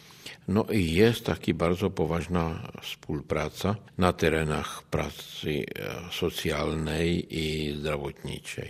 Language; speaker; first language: Polish; non-native, learner; Czech